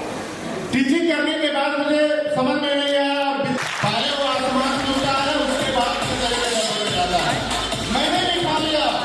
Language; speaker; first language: Hindi; native; Hindi